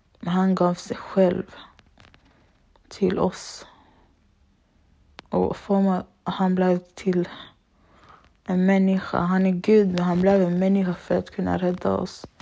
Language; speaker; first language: Swedish; early bilingual, other home language; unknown